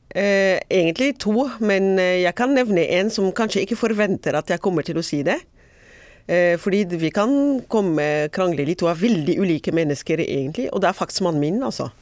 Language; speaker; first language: Norwegian; non-native, fluent; Arabic